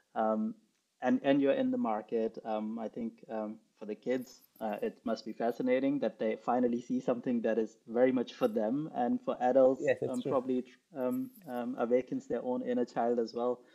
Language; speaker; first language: English; non-native, local second language; Urdu